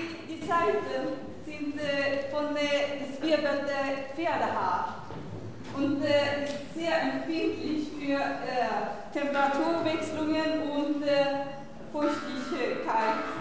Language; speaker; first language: German; non-native, learner; Swedish